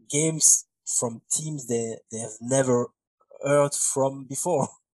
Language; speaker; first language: English; non-native, fluent; French